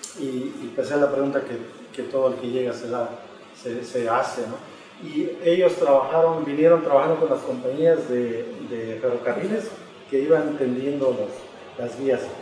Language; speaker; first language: Spanish; native; Spanish